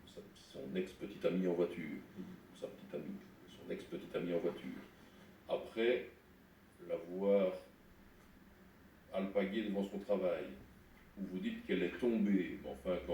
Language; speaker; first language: French; native; French